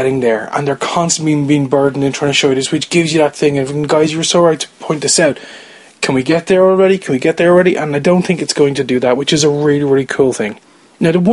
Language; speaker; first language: English; native; English